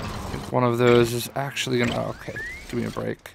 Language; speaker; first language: English; native; English